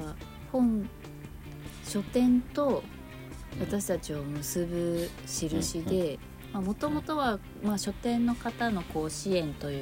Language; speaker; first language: Japanese; native; Japanese